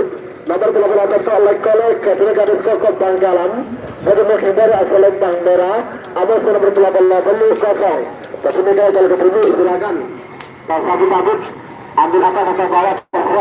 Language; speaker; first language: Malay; non-native, local second language; Madurese